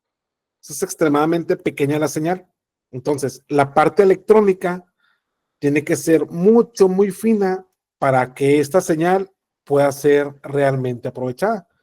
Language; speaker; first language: Spanish; native; Spanish